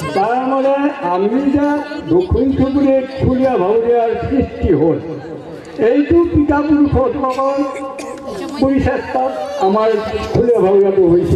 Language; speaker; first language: Assamese; native; Assamese